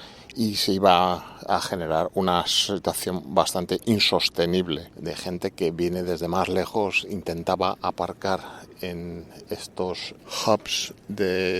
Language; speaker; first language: Spanish; native; Spanish